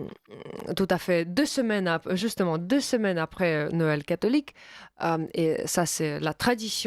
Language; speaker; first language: French; non-native, fluent; Russian